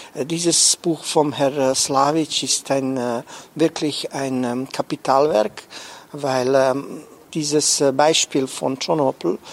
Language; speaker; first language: German; non-native, local second language; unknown